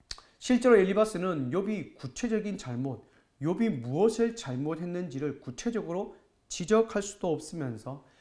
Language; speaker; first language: Korean; native; Korean